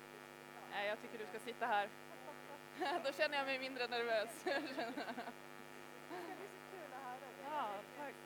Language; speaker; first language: Swedish; native; Swedish